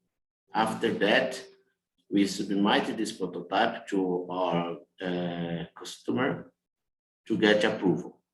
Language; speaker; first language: English; non-native, learner; Portuguese